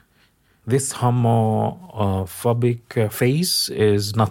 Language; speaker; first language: English; non-native, fluent; Arabic